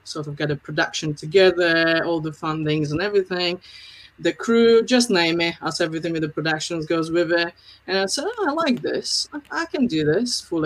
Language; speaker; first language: English; non-native, fluent; Slovak